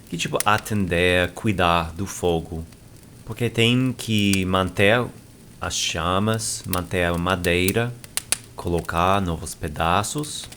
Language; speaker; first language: Portuguese; non-native, fluent; English